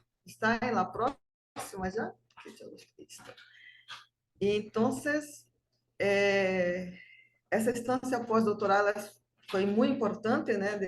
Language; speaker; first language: Portuguese; non-native, fluent; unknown